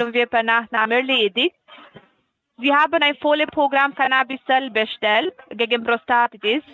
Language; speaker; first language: German; non-native, fluent; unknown